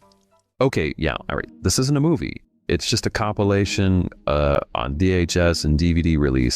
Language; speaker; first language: English; native; English